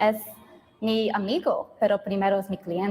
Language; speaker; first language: Spanish; early bilingual, other home language; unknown